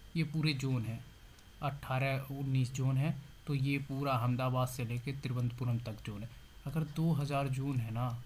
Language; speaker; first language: Hindi; native; Hindi